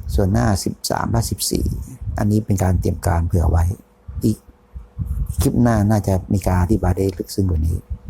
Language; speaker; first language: Thai; native; Thai